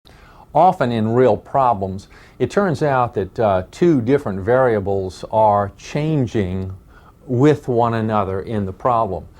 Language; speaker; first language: English; native; English